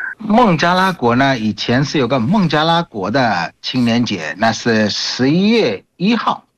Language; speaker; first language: Chinese; non-native, fluent; Bangla